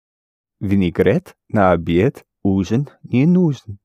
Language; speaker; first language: Russian; non-native, learner; English